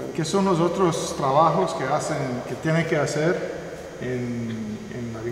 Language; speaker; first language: Spanish; non-native, fluent; English